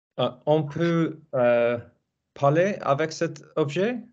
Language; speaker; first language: French; non-native, learner; English